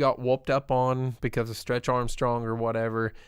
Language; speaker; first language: English; native; English